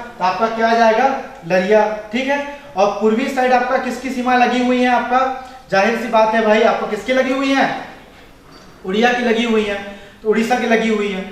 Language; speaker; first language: Hindi; native; Hindi